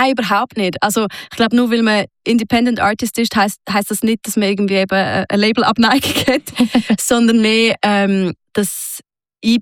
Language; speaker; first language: German; native; German